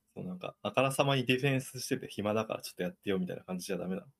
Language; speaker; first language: Japanese; native; Japanese